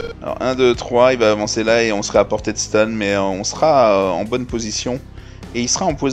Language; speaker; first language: French; native; French